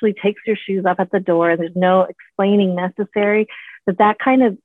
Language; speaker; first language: English; native; English